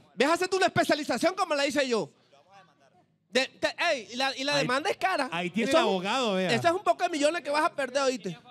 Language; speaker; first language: Spanish; native; Spanish